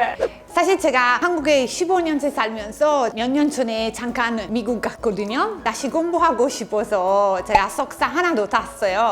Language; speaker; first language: Korean; non-native, fluent; Italian